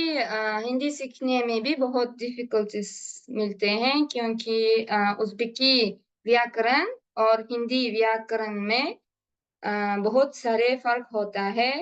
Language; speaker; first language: Hindi; non-native, learner; Uzbek